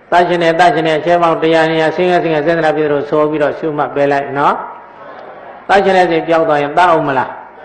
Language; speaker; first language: Burmese; native; Burmese